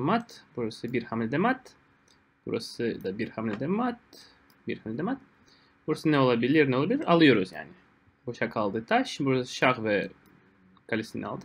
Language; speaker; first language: Turkish; non-native, fluent; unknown